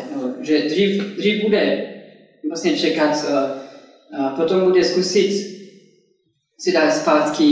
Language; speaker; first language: Czech; non-native, fluent; French